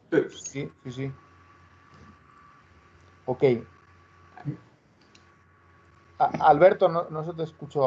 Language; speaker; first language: Spanish; native; Spanish